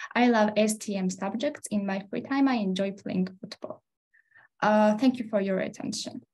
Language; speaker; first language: English; non-native, learner; Georgian